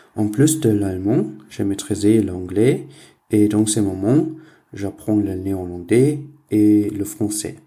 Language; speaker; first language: French; non-native, learner; German